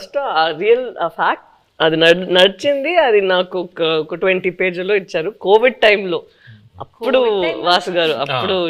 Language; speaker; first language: Telugu; non-native, local second language; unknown